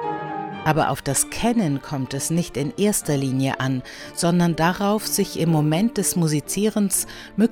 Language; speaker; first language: German; native; German